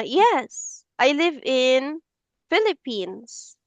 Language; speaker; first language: English; non-native, fluent; Filipino